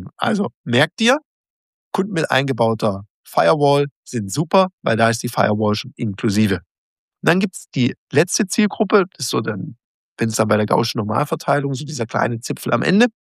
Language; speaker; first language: German; native; German